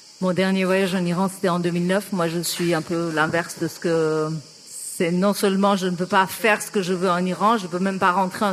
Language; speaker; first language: French; non-native, fluent; Persian